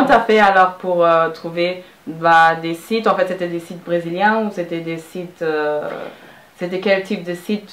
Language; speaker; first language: French; non-native, fluent; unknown